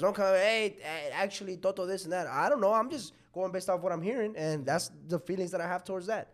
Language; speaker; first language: English; early bilingual, other home language; Spanish